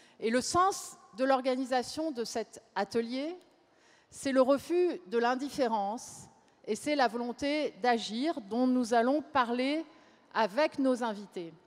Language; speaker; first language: French; native; French